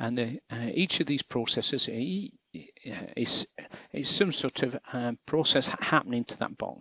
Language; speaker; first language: English; native; English